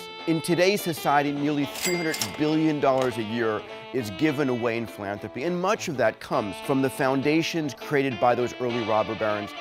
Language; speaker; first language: English; native; English